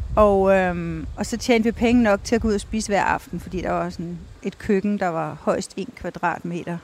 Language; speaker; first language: Danish; native; Danish